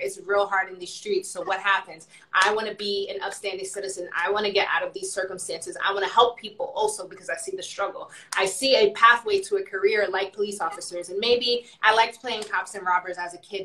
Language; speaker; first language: English; early bilingual, other home language; Spanish